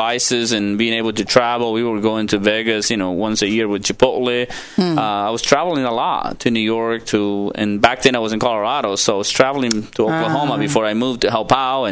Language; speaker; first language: English; non-native, fluent; Spanish